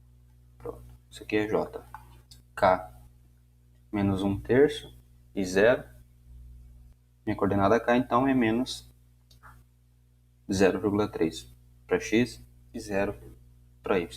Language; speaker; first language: Portuguese; native; Portuguese